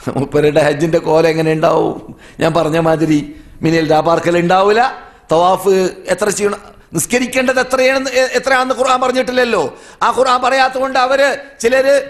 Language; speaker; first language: Malayalam; native; Malayalam